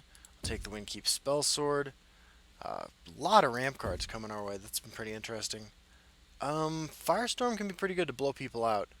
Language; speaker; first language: English; native; English